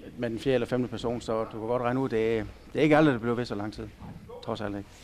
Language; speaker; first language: Danish; native; Danish